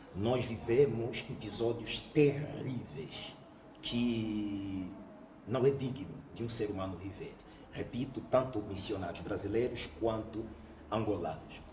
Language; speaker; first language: Portuguese; native; Portuguese